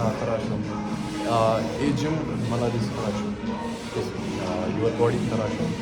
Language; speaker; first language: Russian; non-native, learner; Hindi